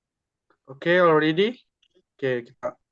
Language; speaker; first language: English; non-native, learner; Indonesian